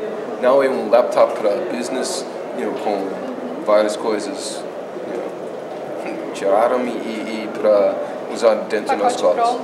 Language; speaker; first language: Portuguese; non-native, fluent; English